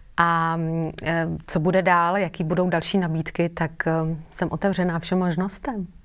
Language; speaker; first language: Czech; native; Czech